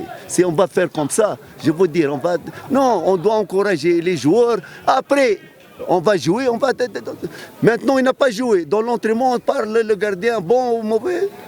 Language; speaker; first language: French; non-native, local second language; Arabic